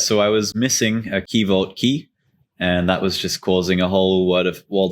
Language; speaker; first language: English; native; English